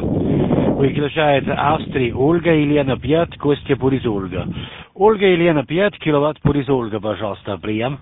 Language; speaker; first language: Russian; non-native, learner; German